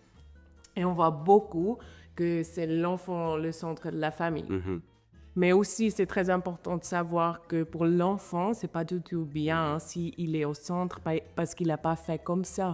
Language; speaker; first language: French; non-native, fluent; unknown